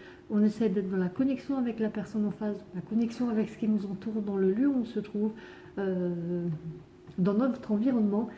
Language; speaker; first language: French; native; French